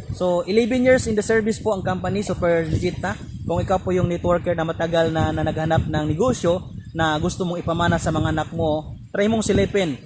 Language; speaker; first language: Filipino; non-native, local second language; Cebuano